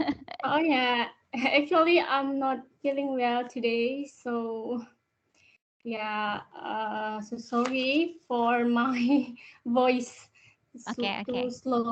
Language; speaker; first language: English; non-native, learner; Indonesian